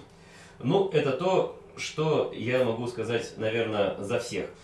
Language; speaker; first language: Russian; native; Russian